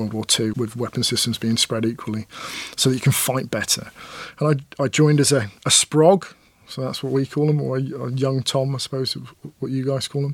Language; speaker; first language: English; native; English